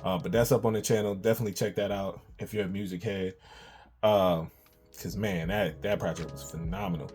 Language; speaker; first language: English; native; English